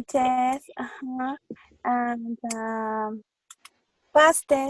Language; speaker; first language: English; non-native, learner; Spanish